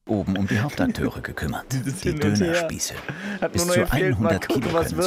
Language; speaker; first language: German; native; German